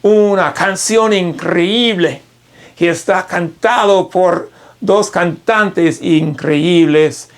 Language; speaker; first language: Spanish; non-native, learner; English